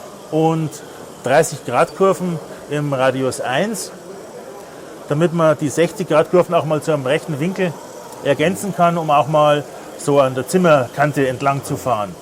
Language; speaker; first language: German; native; German